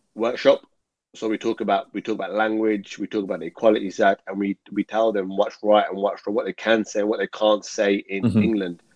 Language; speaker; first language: English; native; English